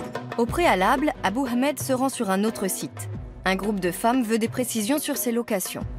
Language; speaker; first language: French; native; French